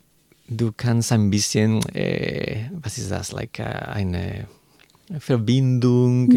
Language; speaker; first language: German; non-native, learner; Spanish